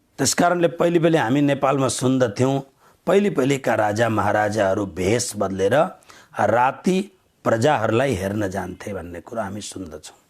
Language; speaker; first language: Nepali; native; Nepali